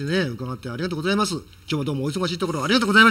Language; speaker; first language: Japanese; native; Japanese